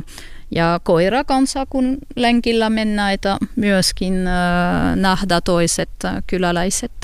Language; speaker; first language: Finnish; non-native, learner; French